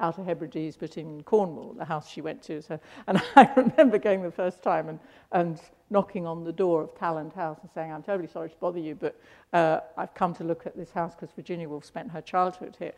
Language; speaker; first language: English; native; English